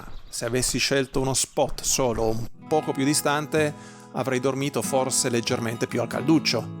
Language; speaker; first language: Italian; native; Italian